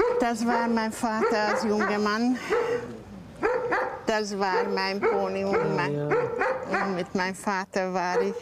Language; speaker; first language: German; non-native, fluent; Hungarian